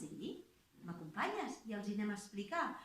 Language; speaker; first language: Catalan; native; Catalan